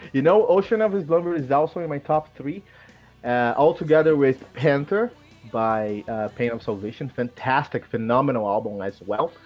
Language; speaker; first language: English; non-native, fluent; Portuguese